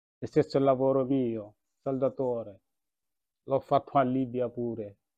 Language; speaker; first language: Italian; non-native, learner; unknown